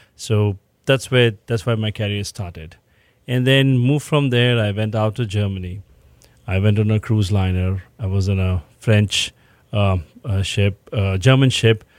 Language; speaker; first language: English; non-native, local second language; Hindi